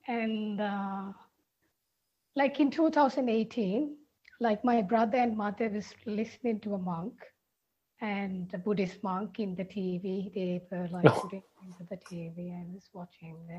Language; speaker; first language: English; non-native, local second language; Sinhala